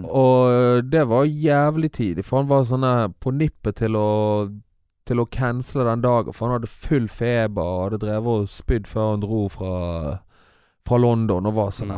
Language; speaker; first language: Norwegian; early bilingual, other home language; Kabuverdianu